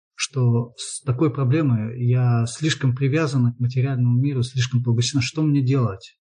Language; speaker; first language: Russian; native; Russian